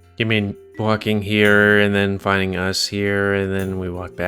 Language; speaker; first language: English; native; English